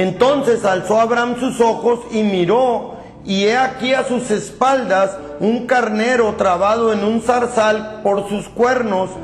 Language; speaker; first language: Spanish; native; Spanish